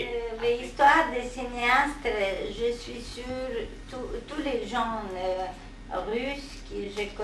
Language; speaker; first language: French; non-native, fluent; Hungarian